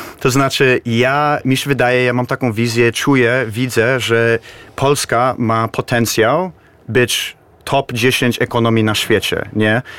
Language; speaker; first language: Polish; early bilingual, heritage; Polish